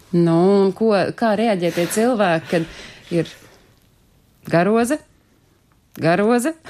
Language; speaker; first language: Latvian; native; Latvian